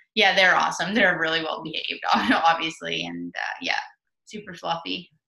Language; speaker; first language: English; native; English